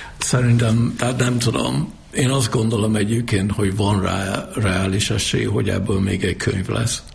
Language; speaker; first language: Hungarian; non-native, fluent; English